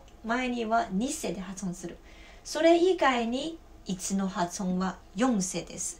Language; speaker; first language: Japanese; non-native, fluent; Chinese